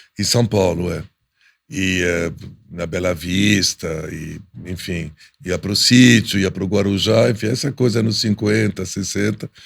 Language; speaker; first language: Portuguese; early bilingual, heritage; Portuguese